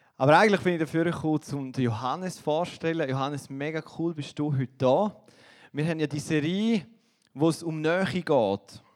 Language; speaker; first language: German; native; German